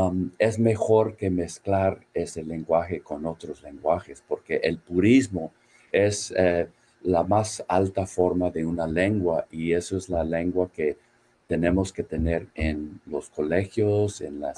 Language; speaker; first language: Spanish; non-native, fluent; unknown